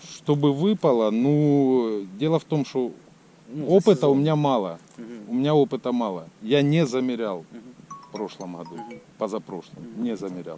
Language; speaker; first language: Russian; native; Russian